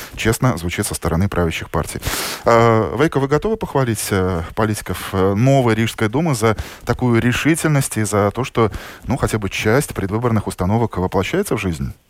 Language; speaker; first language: Russian; native; Russian